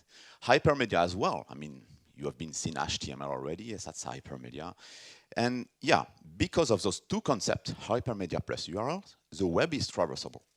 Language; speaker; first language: English; non-native, fluent; French